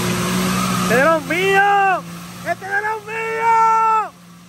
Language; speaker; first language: Spanish; native; Spanish